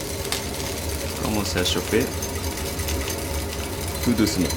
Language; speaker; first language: French; non-native, fluent; Japanese